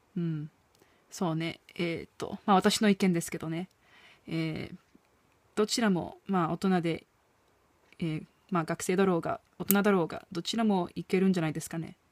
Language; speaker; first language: Japanese; non-native, fluent; English